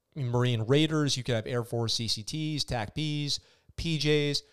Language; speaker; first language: English; native; English